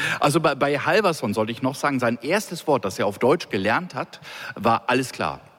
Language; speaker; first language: German; native; German